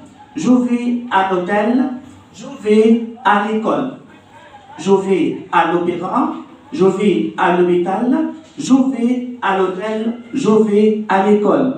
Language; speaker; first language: French; non-native, fluent; Arabic